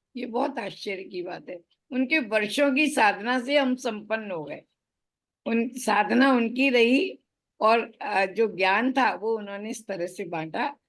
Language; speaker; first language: Hindi; native; Hindi